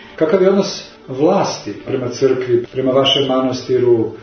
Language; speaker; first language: Serbian; native; Serbian